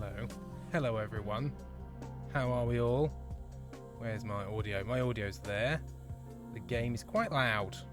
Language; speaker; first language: English; native; English